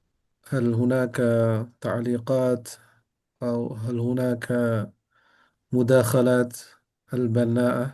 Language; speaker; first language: Arabic; non-native, fluent; Indonesian